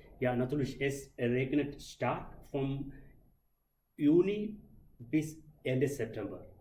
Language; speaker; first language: German; non-native, learner; Malayalam